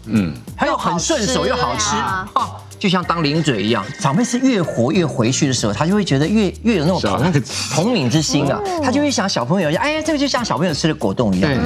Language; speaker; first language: Chinese; native; Chinese